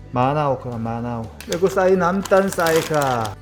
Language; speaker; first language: Thai; non-native, learner; Korean